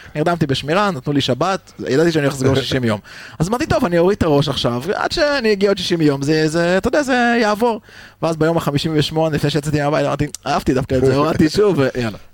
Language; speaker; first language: Hebrew; early bilingual, other home language; Spanish